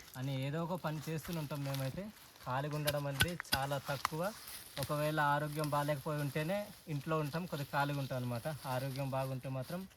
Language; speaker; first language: Telugu; non-native, local second language; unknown